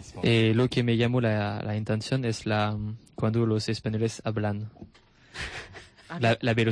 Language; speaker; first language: Spanish; non-native, learner; French